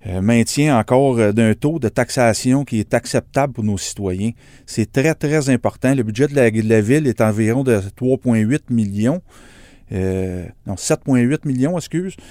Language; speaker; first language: French; native; French